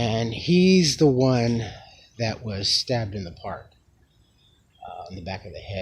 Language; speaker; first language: English; native; English